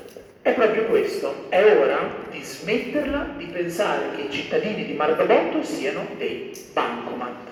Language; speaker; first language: Italian; native; Italian